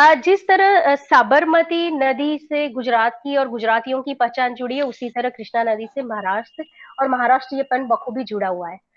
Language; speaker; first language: Hindi; non-native, local second language; Gujarati